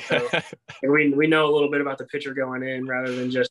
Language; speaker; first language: English; native; English